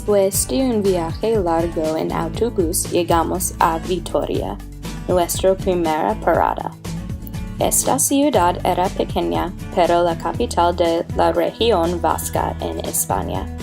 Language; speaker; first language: Spanish; non-native, learner; English